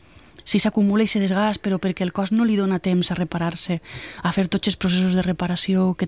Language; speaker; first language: Catalan; native; Catalan